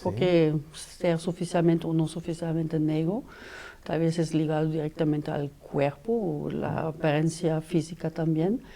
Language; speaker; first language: Spanish; non-native, fluent; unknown